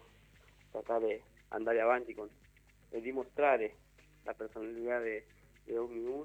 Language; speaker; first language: Italian; non-native, learner; Spanish